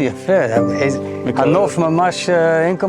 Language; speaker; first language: Hebrew; non-native, learner; English